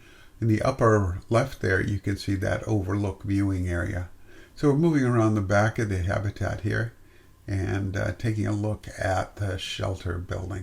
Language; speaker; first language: English; native; English